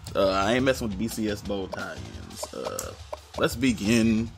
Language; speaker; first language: English; native; English